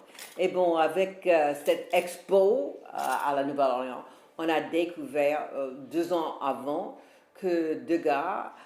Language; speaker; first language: French; non-native, fluent; English